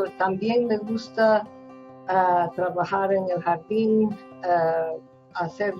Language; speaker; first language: Spanish; non-native, fluent; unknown